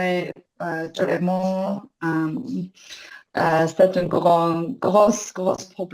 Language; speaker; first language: French; non-native, learner; English